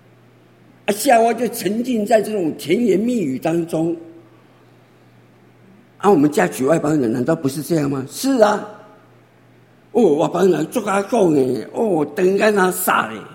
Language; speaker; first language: Chinese; native; Chinese